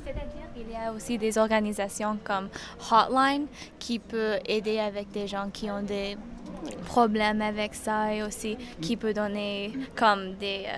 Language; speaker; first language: French; non-native, learner; English